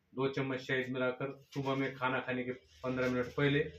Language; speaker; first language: Hindi; non-native, local second language; Marathi